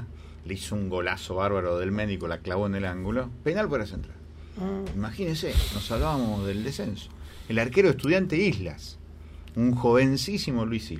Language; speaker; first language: Spanish; native; Spanish